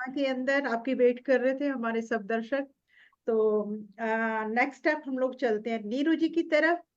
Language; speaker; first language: Hindi; non-native, local second language; Punjabi